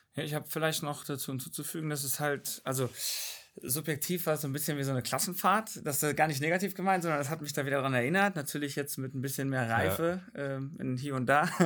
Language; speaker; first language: German; native; German